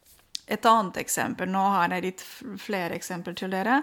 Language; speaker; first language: Norwegian; non-native, fluent; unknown